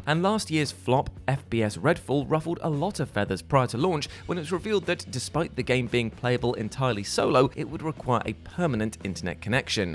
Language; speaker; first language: English; native; English